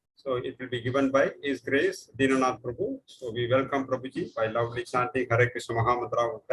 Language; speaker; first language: English; non-native, local second language; Tamil